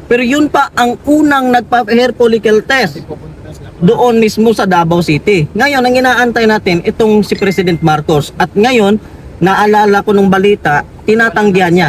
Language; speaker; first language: Filipino; non-native, local second language; Cebuano